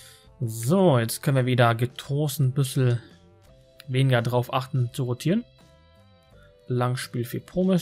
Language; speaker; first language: German; native; German